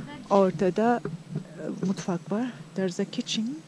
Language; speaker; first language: English; non-native, learner; Turkish